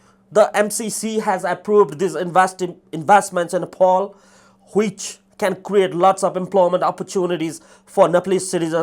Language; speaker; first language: English; non-native, fluent; Nepali